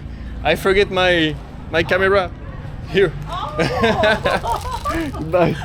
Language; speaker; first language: English; non-native, learner; French